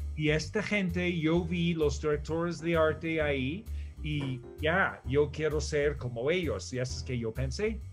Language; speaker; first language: Spanish; non-native, fluent; English